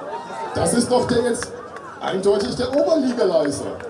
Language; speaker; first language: German; native; German